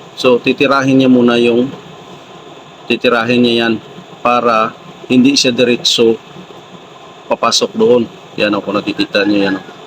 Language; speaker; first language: Filipino; non-native, local second language; Cebuano